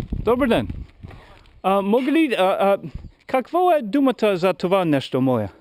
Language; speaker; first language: Bulgarian; non-native, learner; English